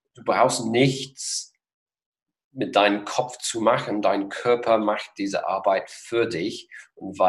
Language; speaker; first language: German; non-native, fluent; English